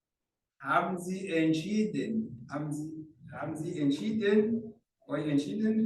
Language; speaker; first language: German; non-native, learner; Rundi